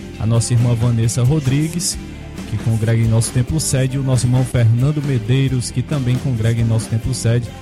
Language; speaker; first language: Portuguese; native; Portuguese